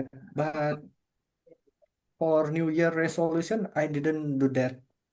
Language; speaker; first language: English; non-native, fluent; Indonesian